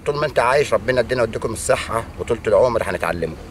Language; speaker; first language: Arabic; native; Arabic